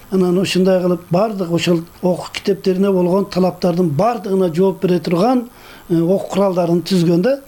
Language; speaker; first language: Kyrgyz; native; Kyrgyz